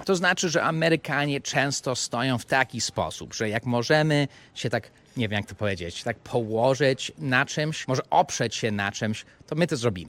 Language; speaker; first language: Polish; non-native, fluent; English